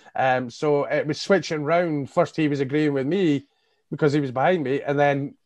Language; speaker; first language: English; native; English